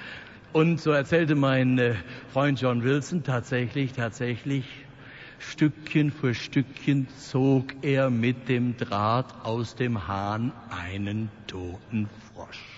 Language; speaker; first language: German; native; German